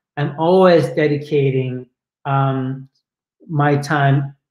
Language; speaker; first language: English; non-native, fluent; Portuguese